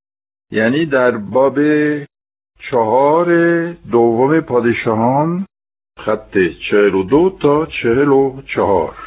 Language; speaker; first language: Persian; non-native, fluent; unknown